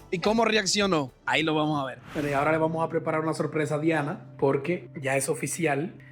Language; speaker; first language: Spanish; native; Spanish